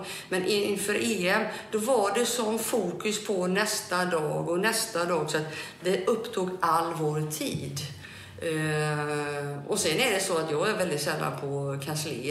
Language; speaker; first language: Swedish; native; Swedish